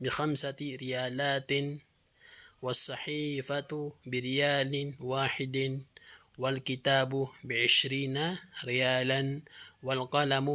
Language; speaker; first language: Arabic; non-native, fluent; Filipino